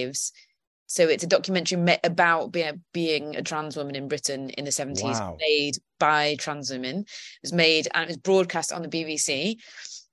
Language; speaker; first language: English; native; English